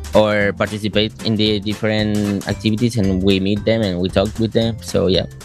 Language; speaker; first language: English; non-native, fluent; Spanish